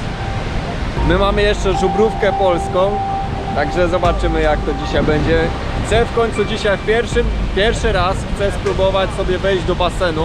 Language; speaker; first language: Polish; native; Polish